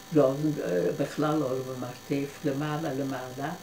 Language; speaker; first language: Hebrew; non-native, fluent; Dutch